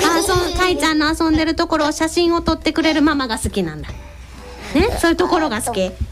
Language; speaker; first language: Japanese; native; Japanese